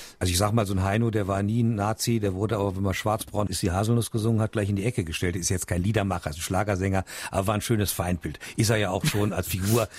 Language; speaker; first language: German; native; German